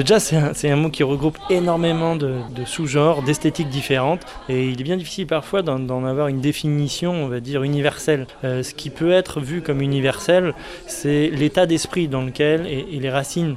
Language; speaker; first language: French; native; French